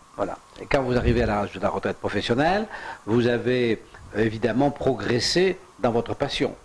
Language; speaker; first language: French; native; French